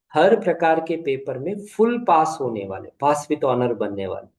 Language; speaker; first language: Hindi; non-native, local second language; Kannada